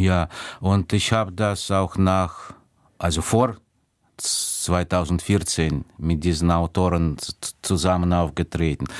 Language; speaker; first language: German; non-native, fluent; Russian